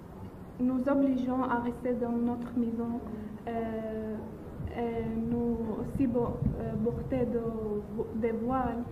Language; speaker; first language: French; non-native, learner; Arabic